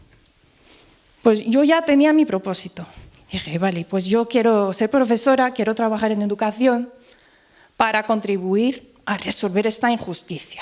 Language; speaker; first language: Spanish; non-native, fluent; Norwegian